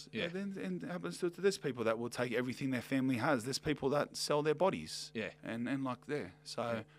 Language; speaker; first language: English; native; English